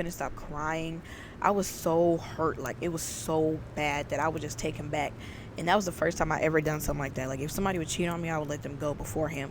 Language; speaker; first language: English; native; English